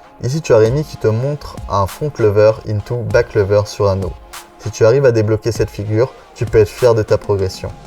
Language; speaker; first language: French; native; French